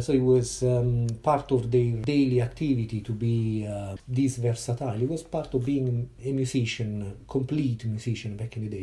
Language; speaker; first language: English; non-native, fluent; Italian